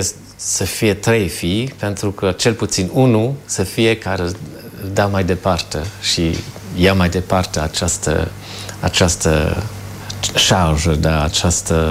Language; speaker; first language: Romanian; non-native, fluent; German